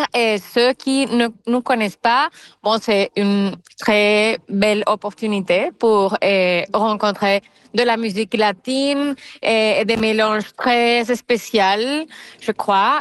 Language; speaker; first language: French; non-native, fluent; Spanish